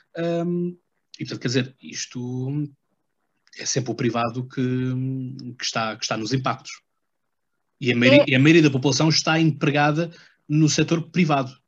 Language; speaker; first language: Portuguese; native; Portuguese